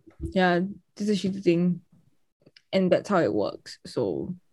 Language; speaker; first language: English; native; English